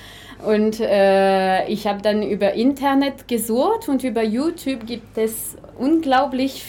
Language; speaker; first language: German; non-native, fluent; French